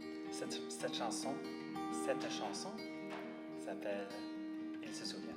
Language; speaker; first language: French; non-native, fluent; English